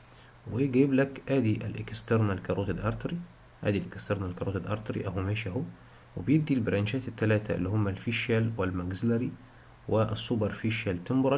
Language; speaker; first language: Arabic; native; Arabic